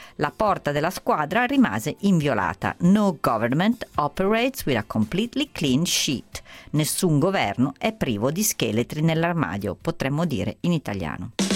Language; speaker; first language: Italian; native; Italian